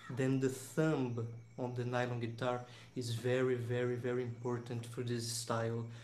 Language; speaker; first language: English; non-native, fluent; Portuguese